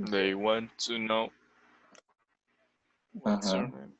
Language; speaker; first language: English; non-native, learner; Spanish